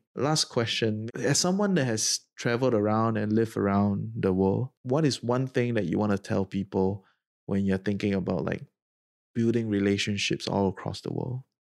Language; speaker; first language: English; non-native, fluent; Spanish